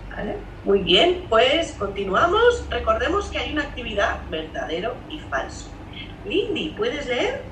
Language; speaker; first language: Spanish; native; Spanish